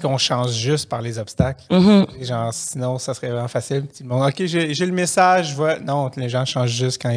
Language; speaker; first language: French; native; French